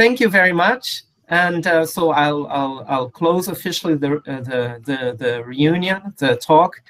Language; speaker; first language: English; non-native, fluent; Portuguese